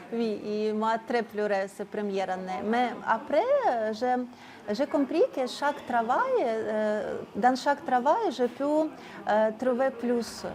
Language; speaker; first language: French; non-native, learner; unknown